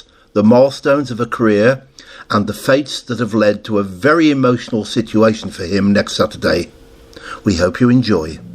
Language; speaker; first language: English; native; English